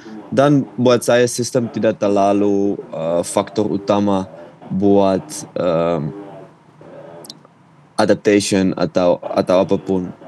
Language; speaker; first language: Indonesian; non-native, fluent; Dutch